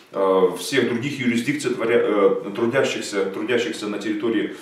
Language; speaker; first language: Russian; native; Russian